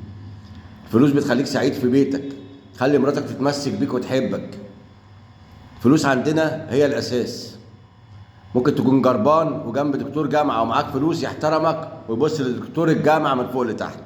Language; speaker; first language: Arabic; native; Arabic